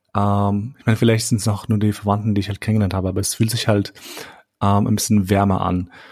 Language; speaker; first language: German; early bilingual, other home language; Albanian